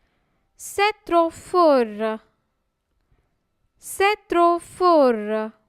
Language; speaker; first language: French; non-native, fluent; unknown